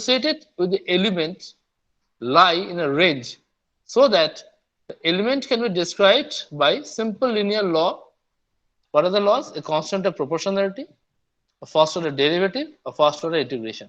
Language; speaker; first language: English; non-native, local second language; Bangla